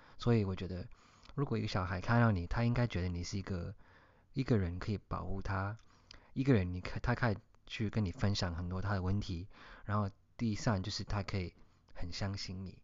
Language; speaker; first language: Chinese; early bilingual, heritage; Chinese